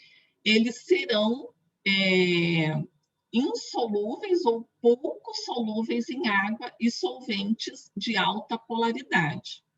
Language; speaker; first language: Portuguese; native; Portuguese